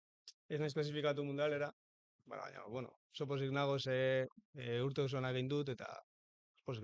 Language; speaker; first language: Basque; non-native, local second language; Spanish